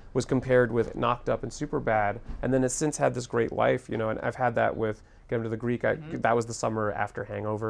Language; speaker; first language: English; native; English